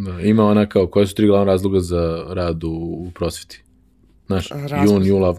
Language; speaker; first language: Serbian; native; Serbian